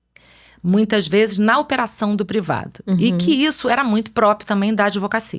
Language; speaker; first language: Portuguese; native; Portuguese